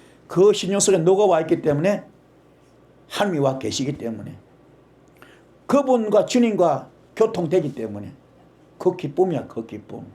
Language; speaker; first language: Korean; native; Korean